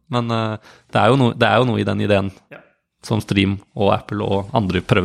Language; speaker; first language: Norwegian; native; Norwegian